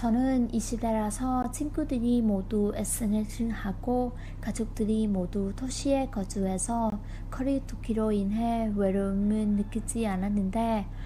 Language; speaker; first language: Korean; non-native, learner; Vietnamese